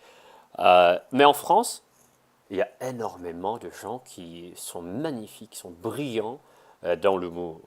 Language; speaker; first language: French; non-native, fluent; Russian